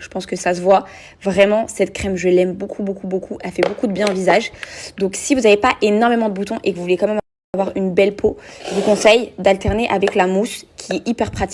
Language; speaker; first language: French; native; French